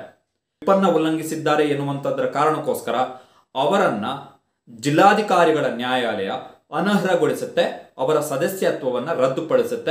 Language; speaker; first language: Kannada; native; Kannada